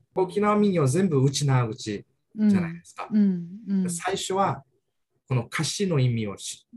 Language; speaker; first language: Japanese; early bilingual, heritage; Japanese